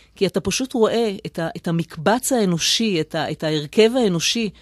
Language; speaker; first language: Hebrew; native; Hebrew